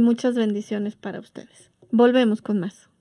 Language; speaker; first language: Spanish; native; Spanish